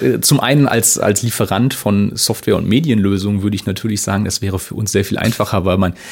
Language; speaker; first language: German; native; German